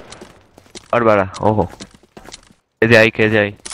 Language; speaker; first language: Spanish; native; Spanish